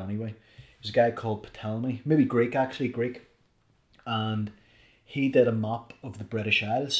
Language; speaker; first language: English; native; English